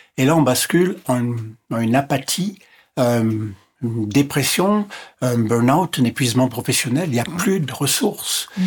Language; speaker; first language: French; non-native, local second language; English